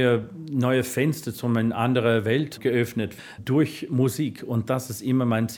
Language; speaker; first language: German; non-native, fluent; English